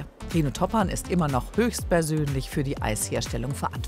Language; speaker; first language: German; native; German